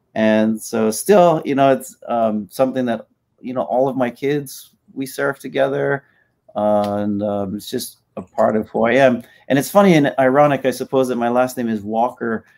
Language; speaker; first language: English; native; English